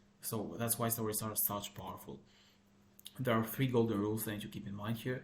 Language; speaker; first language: English; non-native, fluent; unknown